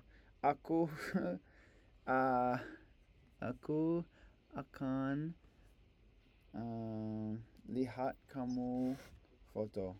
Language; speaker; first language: Indonesian; non-native, learner; English